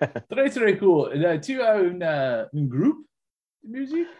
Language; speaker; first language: French; non-native, learner; English